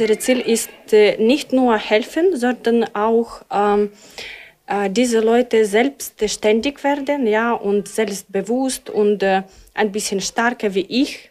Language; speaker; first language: German; non-native, learner; Ukrainian